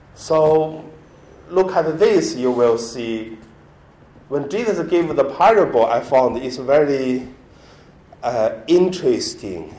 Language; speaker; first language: English; non-native, learner; Chinese